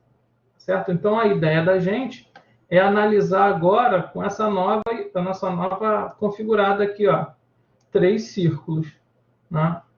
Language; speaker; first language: Portuguese; native; Portuguese